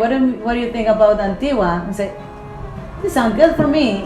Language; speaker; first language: English; non-native, learner; Spanish